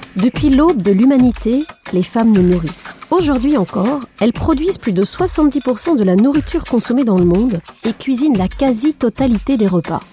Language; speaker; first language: French; native; French